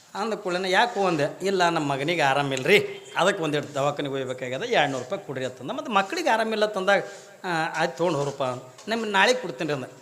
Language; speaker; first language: Kannada; native; Kannada